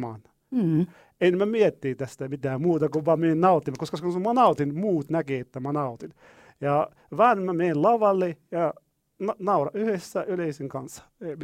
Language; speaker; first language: Finnish; non-native, learner; Arabic